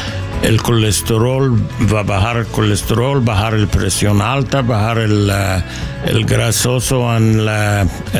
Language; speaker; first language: Spanish; non-native, learner; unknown